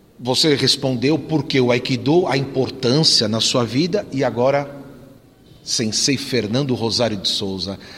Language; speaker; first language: Portuguese; native; Portuguese